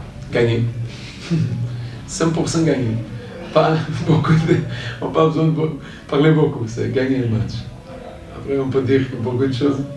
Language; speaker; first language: French; non-native, fluent; Portuguese